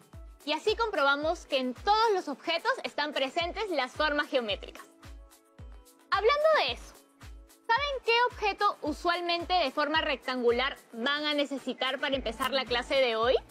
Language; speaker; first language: Spanish; native; Spanish